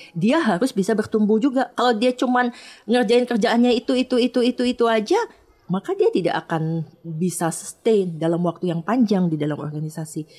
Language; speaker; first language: Indonesian; native; Indonesian